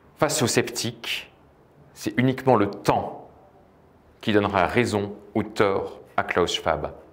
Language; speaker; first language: French; native; French